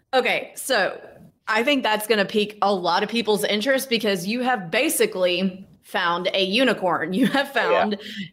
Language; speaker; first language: English; native; English